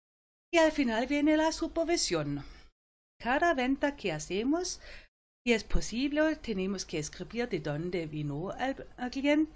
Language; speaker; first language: Spanish; non-native, fluent; German